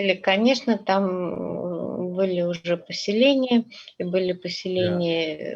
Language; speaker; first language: Russian; native; Russian